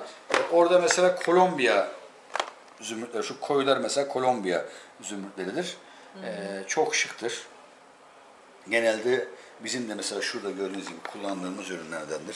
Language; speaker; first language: Turkish; native; Turkish